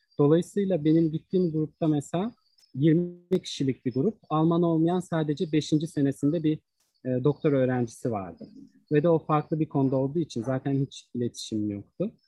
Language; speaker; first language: Turkish; native; Turkish